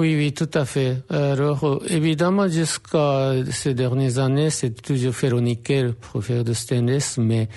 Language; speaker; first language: French; non-native, fluent; Japanese